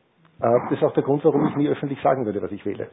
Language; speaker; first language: German; native; German